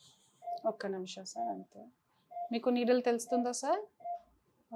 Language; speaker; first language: Telugu; non-native, fluent; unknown